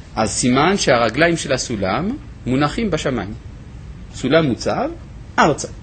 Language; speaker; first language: Hebrew; non-native, fluent; French